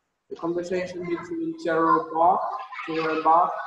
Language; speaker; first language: English; non-native, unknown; Vietnamese